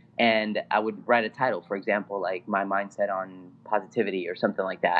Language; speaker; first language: English; non-native, fluent; Spanish